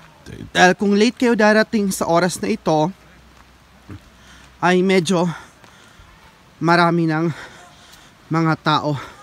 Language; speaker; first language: Filipino; native; Filipino